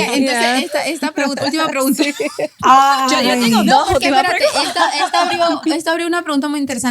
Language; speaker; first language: Spanish; native; Spanish